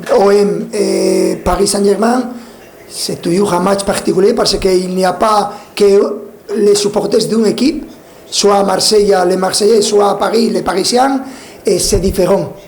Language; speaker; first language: French; non-native, fluent; Spanish